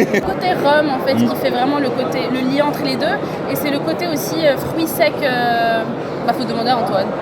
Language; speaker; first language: French; native; French